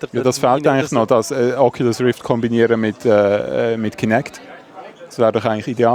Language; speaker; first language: German; native; German